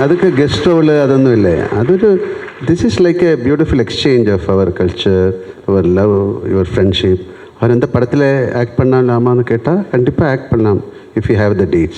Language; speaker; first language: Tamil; non-native, learner; Malayalam